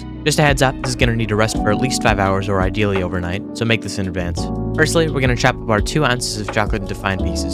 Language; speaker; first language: English; native; English